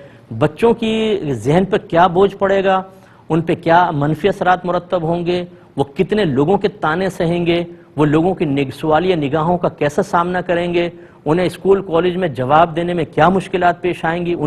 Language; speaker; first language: Urdu; native; Urdu